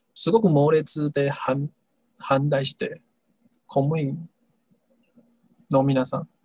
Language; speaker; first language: Japanese; non-native, learner; Chinese